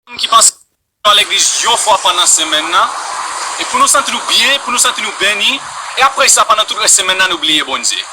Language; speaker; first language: Haitian Creole; non-native, fluent; English